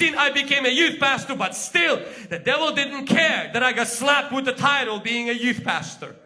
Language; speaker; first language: English; non-native, fluent; Ukrainian